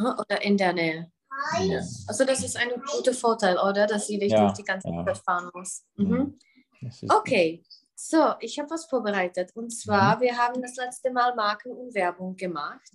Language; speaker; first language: German; non-native, fluent; Czech